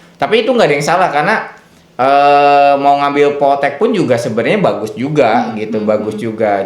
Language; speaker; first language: Indonesian; native; Indonesian